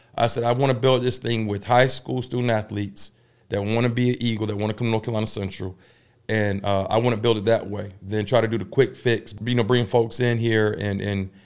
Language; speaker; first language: English; native; English